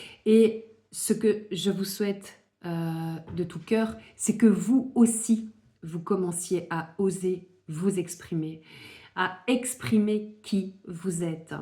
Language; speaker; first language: French; native; French